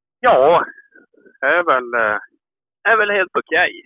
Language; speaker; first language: Swedish; native; Swedish